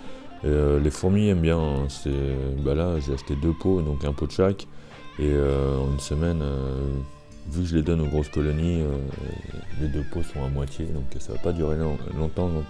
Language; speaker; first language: French; native; French